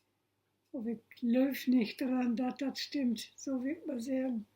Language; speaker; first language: German; non-native, local second language; Low German